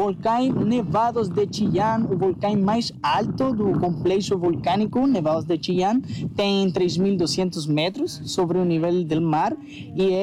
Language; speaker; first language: Portuguese; non-native, learner; Spanish